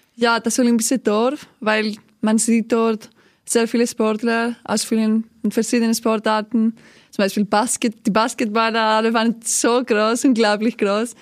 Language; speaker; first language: German; non-native, fluent; Greek